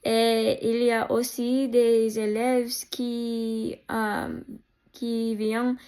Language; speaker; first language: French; non-native, learner; English